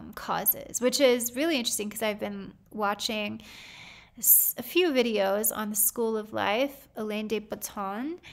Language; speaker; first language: English; native; English